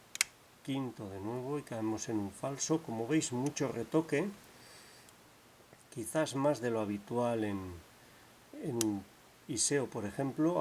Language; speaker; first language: Spanish; native; Spanish